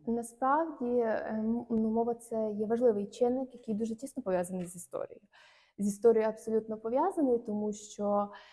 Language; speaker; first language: Ukrainian; native; Ukrainian